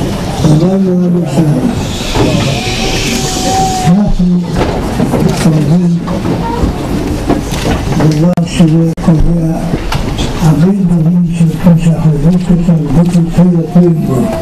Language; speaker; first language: Hebrew; non-native, fluent; Yiddish